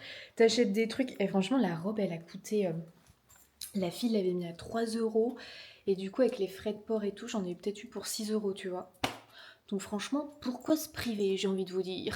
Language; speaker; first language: French; native; French